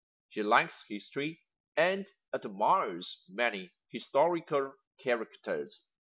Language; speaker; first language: English; non-native, fluent; Chinese